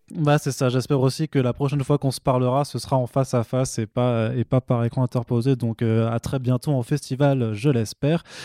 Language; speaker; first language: French; native; French